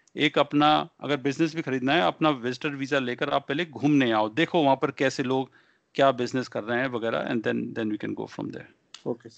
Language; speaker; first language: Hindi; native; Hindi